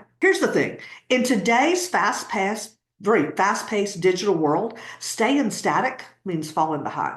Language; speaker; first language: English; native; English